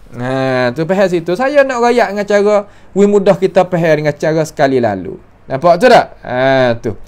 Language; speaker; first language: Malay; native; Malay